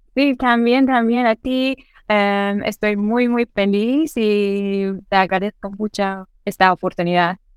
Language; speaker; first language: Spanish; non-native, learner; Persian